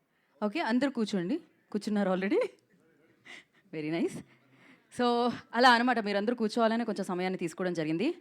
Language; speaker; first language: Telugu; native; Telugu